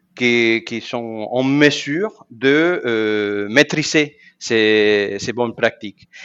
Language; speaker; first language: French; non-native, fluent; Spanish